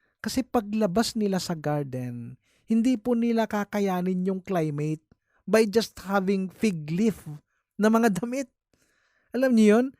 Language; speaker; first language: Filipino; native; Filipino